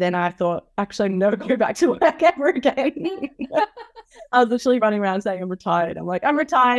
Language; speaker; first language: English; native; English